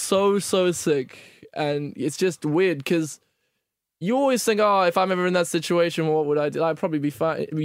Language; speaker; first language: English; native; English